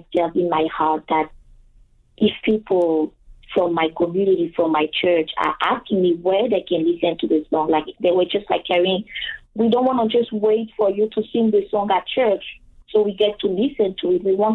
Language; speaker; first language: English; non-native, fluent; French